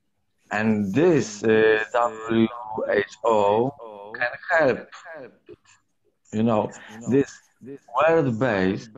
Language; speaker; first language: English; non-native, learner; Polish